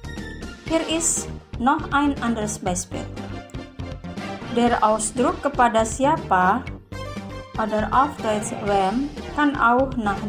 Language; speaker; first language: German; non-native, fluent; Indonesian